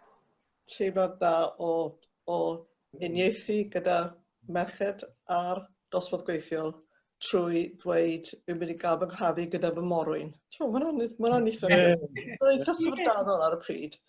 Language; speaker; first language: Welsh; native; Welsh